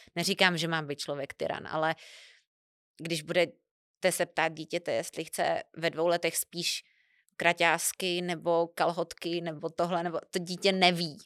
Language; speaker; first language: Czech; native; Czech